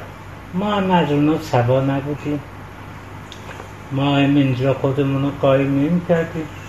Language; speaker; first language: Persian; non-native, local second language; Central Kurdish